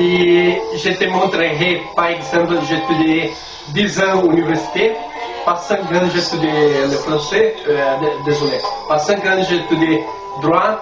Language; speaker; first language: French; non-native, learner; Spanish